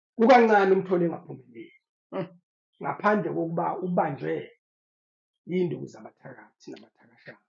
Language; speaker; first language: Zulu; native; Zulu